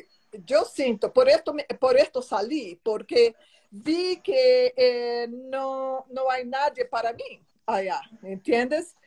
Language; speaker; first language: Spanish; non-native, learner; Portuguese